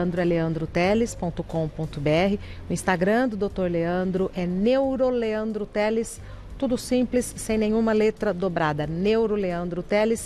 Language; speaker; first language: Portuguese; native; Portuguese